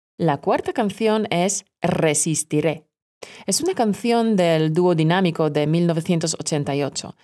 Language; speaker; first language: Spanish; non-native, fluent; Polish